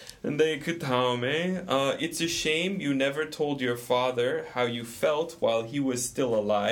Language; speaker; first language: English; native; English